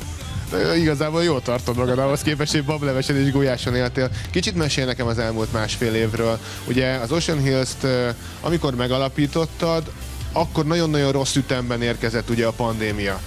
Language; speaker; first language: Hungarian; native; Hungarian